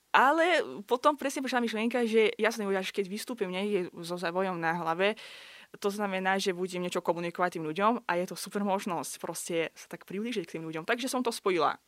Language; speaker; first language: Slovak; non-native, fluent; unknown